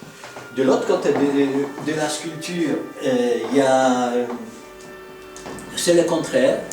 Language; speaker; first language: French; non-native, fluent; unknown